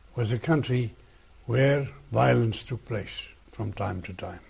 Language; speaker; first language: English; non-native, local second language; Afrikaans